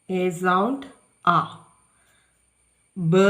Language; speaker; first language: Malayalam; native; Malayalam